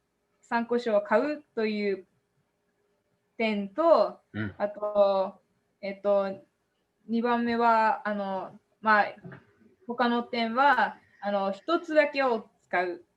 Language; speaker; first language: Japanese; non-native, fluent; English